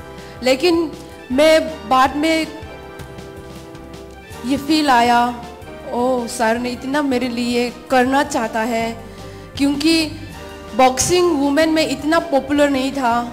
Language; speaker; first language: Hindi; non-native, local second language; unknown